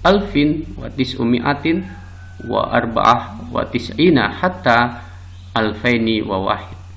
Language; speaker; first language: Arabic; non-native, fluent; Indonesian